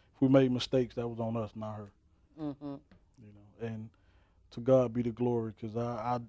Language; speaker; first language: English; native; English